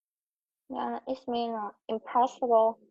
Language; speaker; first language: English; non-native, learner; Vietnamese